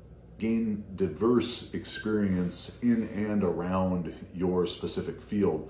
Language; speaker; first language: English; native; English